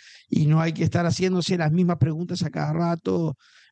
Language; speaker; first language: Spanish; native; Spanish